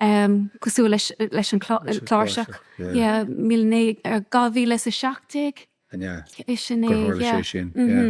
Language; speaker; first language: Irish; non-native, local second language; English